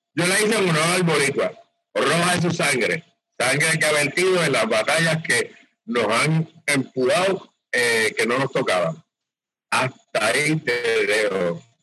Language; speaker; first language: Spanish; native; Spanish